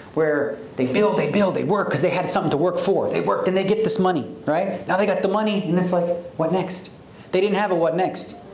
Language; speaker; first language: English; native; English